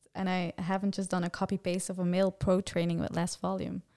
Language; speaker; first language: English; non-native, fluent; Dutch